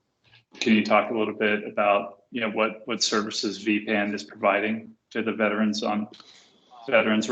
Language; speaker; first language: English; native; English